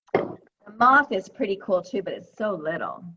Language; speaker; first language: English; native; English